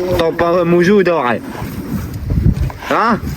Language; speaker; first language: Arabic; native; Arabic